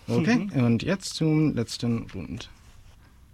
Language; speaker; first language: German; non-native, learner; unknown